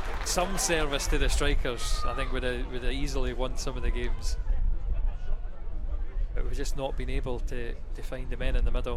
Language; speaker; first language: English; native; English